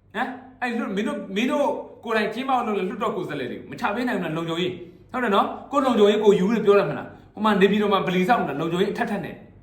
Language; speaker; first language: Burmese; native; Burmese